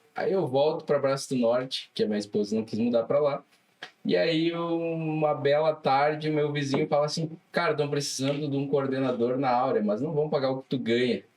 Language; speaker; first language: Portuguese; native; Portuguese